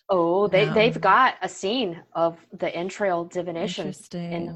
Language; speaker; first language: English; native; English